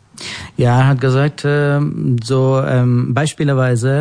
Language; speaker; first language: German; non-native, fluent; Persian